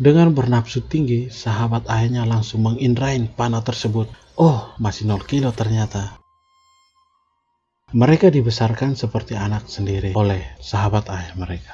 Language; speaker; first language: Indonesian; native; Indonesian